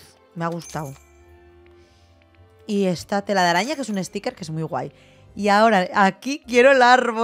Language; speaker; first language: Spanish; native; Spanish